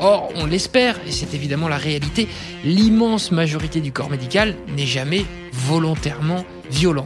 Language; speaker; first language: French; native; French